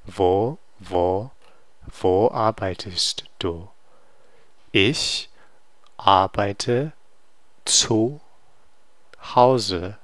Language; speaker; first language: German; non-native, learner; English